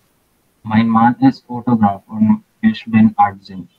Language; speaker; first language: German; non-native, learner; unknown